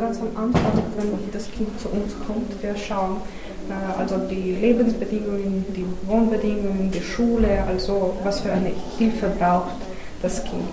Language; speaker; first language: German; non-native, fluent; Russian